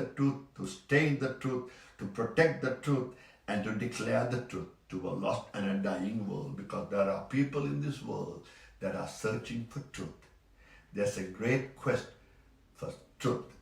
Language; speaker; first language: English; non-native, local second language; Sinhala